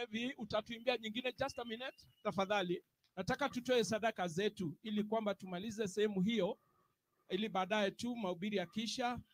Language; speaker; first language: Swahili; non-native, local second language; Kalenjin